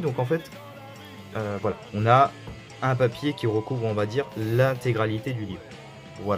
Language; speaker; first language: French; native; French